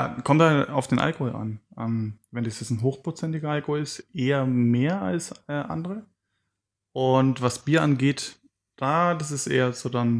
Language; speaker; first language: German; native; German